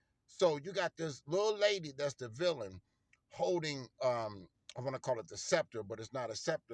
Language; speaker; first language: English; native; English